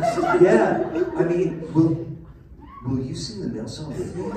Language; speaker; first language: English; native; English